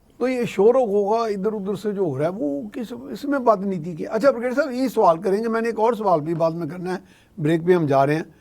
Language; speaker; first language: Urdu; non-native, local second language; Punjabi